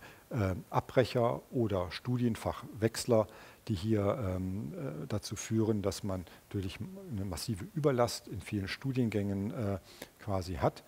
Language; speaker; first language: German; native; German